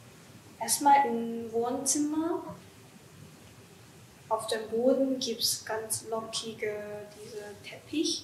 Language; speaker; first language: German; non-native, learner; Japanese